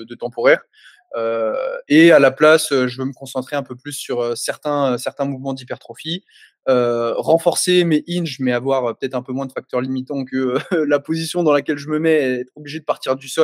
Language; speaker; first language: French; native; French